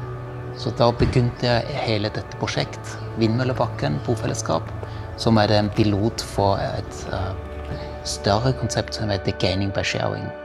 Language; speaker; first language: Norwegian; non-native, fluent; German